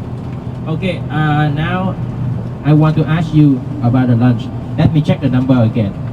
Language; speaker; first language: English; non-native, learner; Vietnamese